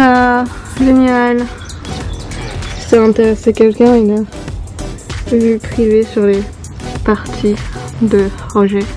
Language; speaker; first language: French; native; French